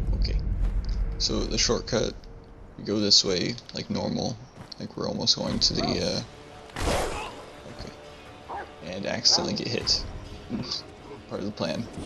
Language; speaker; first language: English; native; English